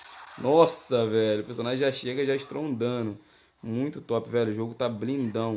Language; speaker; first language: Portuguese; native; Portuguese